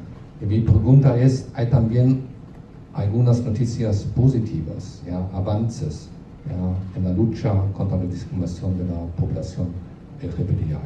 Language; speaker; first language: Spanish; non-native, fluent; German